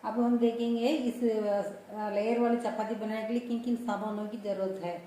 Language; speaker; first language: Hindi; non-native, local second language; Tamil